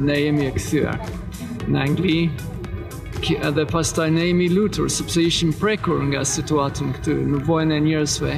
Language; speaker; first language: Albanian; non-native, learner; English